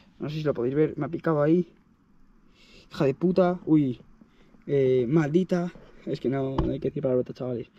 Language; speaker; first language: Spanish; native; Spanish